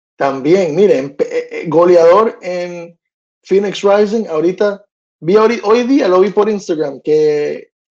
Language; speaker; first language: Spanish; early bilingual, heritage; Spanish